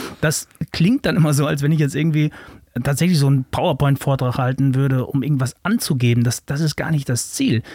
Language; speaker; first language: German; native; German